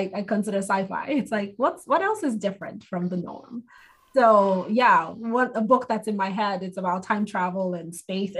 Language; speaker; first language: English; non-native, local second language; Igbo